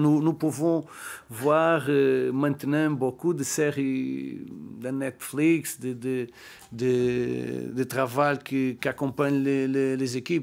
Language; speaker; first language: French; non-native, learner; Portuguese